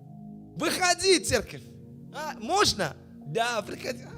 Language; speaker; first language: Russian; non-native, fluent; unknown